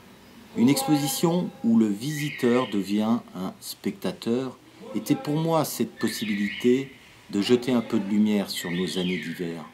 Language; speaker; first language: French; native; French